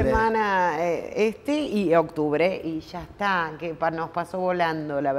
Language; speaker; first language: Spanish; native; Spanish